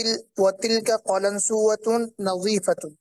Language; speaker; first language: Arabic; non-native, learner; Bangla